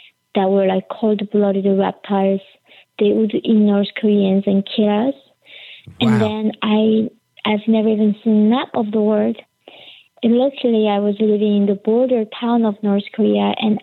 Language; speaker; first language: English; early bilingual, other home language; Korean